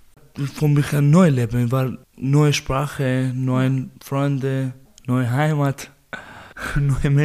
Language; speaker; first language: German; non-native, learner; Persian